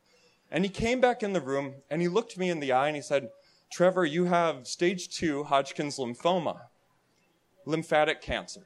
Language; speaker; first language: English; native; English